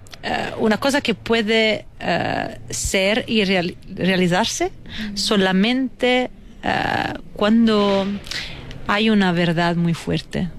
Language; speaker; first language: Spanish; non-native, fluent; Italian